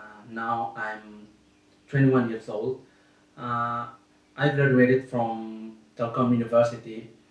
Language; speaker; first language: English; non-native, learner; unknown